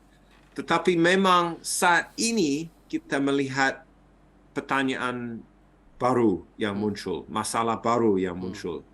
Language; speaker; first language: Indonesian; non-native, fluent; English